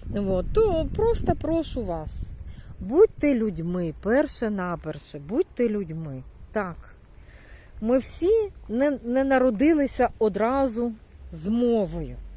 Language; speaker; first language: Ukrainian; non-native, local second language; Russian